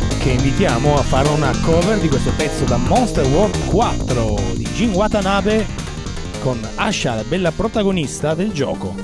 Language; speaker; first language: Italian; native; Italian